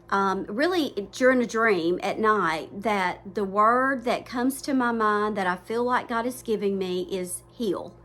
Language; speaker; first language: English; native; English